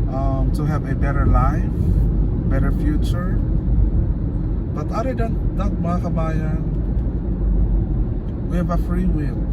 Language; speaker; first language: English; non-native, local second language; Filipino